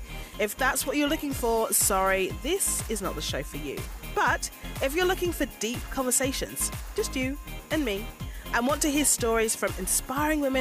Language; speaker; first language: English; native; English